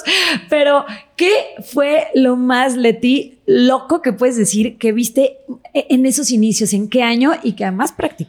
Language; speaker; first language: Spanish; native; Spanish